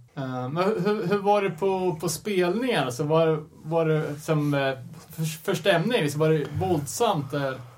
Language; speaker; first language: Swedish; native; Swedish